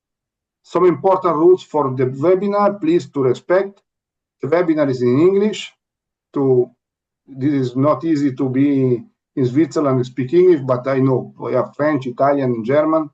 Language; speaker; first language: English; non-native, learner; Italian